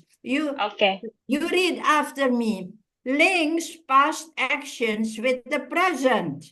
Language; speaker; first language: English; non-native, fluent; Indonesian